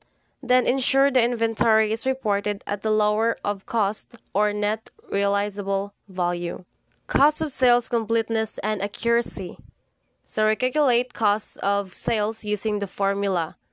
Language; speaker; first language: English; non-native, local second language; Cebuano